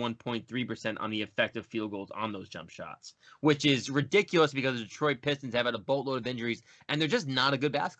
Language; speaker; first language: English; native; English